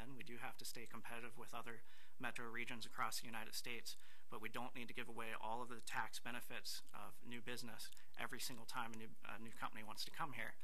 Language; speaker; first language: English; native; English